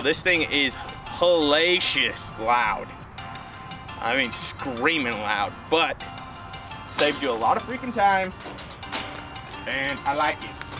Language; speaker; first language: English; native; English